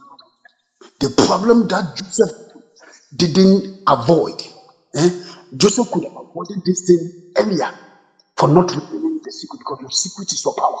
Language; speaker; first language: English; non-native, local second language; Akan